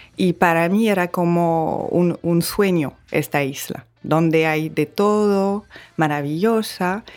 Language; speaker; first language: Spanish; non-native, fluent; French